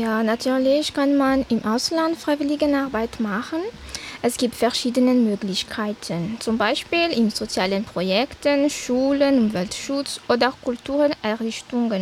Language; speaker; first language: German; non-native, fluent; Malagasy